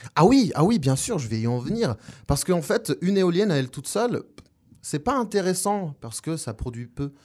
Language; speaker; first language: French; non-native, fluent; Spanish